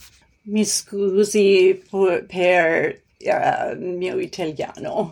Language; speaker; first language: Italian; non-native, learner; English